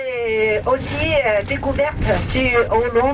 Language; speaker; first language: French; non-native, fluent; Chinese